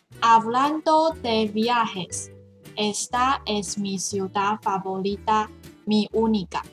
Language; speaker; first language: Spanish; non-native, learner; Chinese